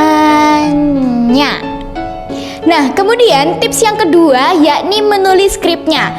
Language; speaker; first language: Indonesian; native; Indonesian